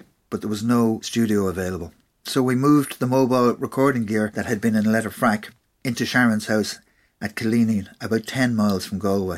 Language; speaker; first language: English; native; English